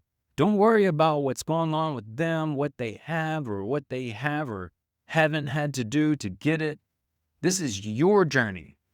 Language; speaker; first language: English; native; English